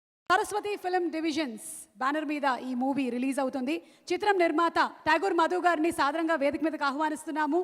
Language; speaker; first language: Telugu; native; Telugu